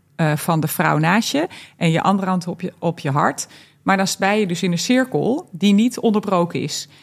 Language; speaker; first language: Dutch; native; Dutch